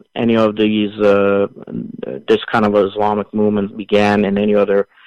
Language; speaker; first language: English; early bilingual, other home language; Assyrian Neo-Aramaic